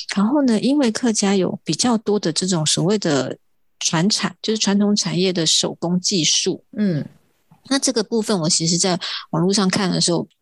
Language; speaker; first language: Chinese; non-native, local second language; Hakka Chinese